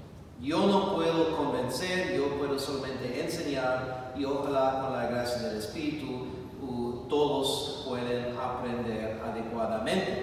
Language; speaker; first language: Spanish; non-native, fluent; English